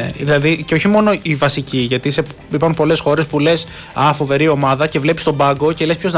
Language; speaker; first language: Greek; native; Greek